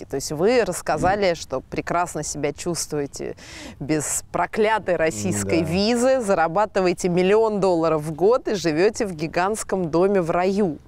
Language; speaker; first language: Russian; native; Russian